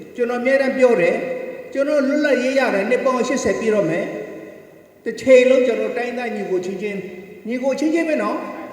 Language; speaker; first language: Burmese; non-native, local second language; Shan